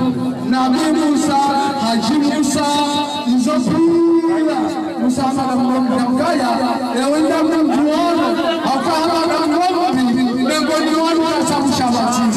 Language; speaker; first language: French; non-native, local second language; Comorian